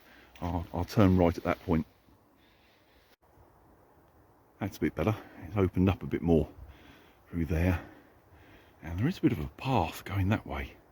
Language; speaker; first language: English; native; English